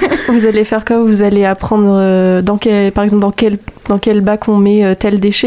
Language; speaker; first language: French; native; French